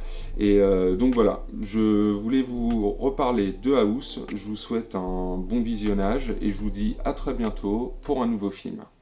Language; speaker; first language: French; native; French